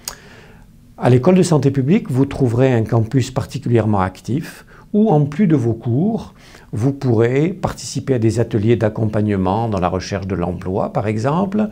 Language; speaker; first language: French; native; French